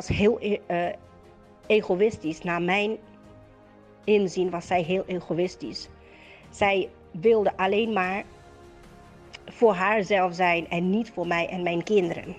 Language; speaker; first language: Dutch; native; Dutch